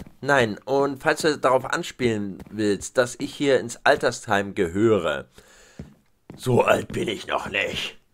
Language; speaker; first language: German; native; German